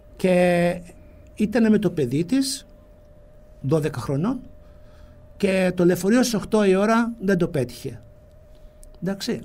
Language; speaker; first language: Greek; early bilingual, heritage; Greek